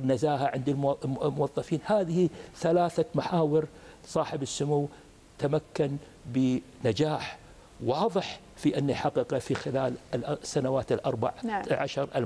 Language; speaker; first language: Arabic; native; Arabic